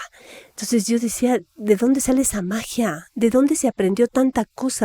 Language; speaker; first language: Spanish; native; Spanish